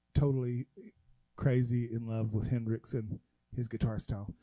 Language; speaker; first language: English; native; English